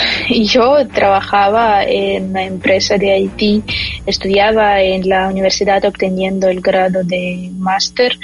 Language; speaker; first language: Spanish; non-native, fluent; Ukrainian